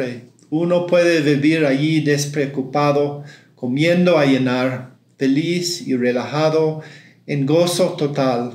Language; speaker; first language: Spanish; non-native, fluent; English